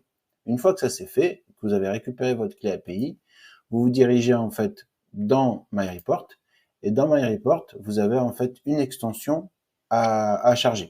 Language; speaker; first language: French; native; French